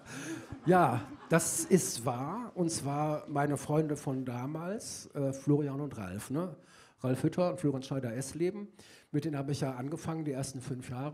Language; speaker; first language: German; native; German